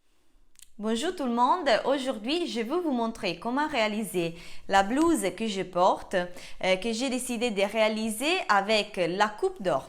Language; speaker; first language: French; non-native, fluent; Italian